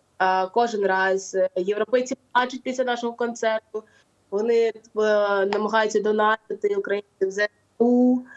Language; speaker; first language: Ukrainian; non-native, local second language; Russian